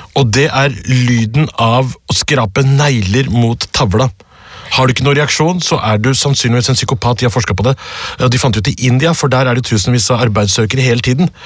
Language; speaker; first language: Norwegian; early bilingual, other home language; Urdu